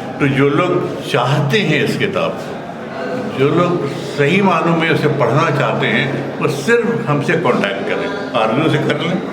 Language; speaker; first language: Urdu; native; Urdu